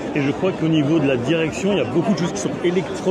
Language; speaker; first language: French; native; French